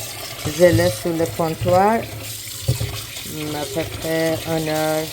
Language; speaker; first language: French; non-native, learner; Persian